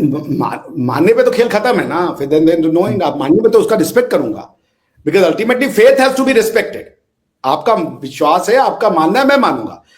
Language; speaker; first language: Hindi; native; Hindi